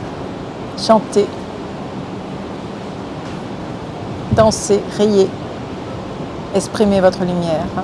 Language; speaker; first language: French; native; French